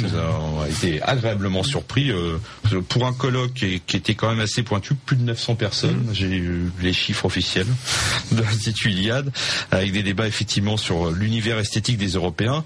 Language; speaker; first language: French; native; French